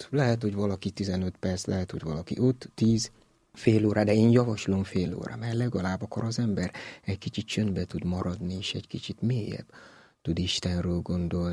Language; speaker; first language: Hungarian; non-native, learner; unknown